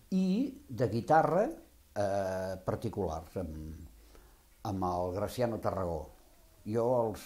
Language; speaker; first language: Catalan; native; Catalan